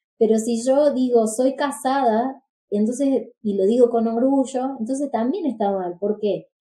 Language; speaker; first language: Spanish; native; Spanish